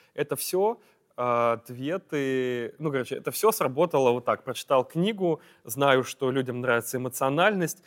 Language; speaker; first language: Russian; native; Russian